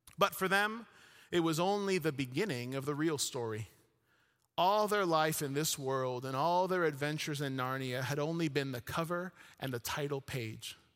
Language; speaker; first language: English; early bilingual, other home language; Arabic